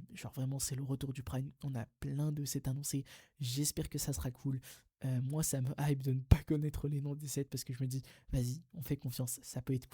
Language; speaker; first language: French; native; French